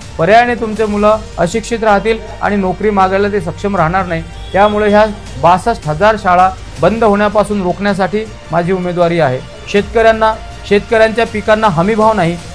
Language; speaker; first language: Marathi; native; Marathi